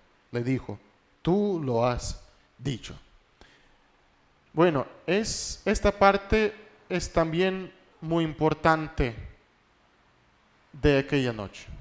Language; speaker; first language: Spanish; non-native, fluent; Russian